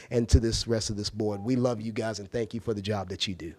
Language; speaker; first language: English; native; English